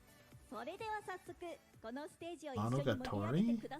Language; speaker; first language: Japanese; native; Japanese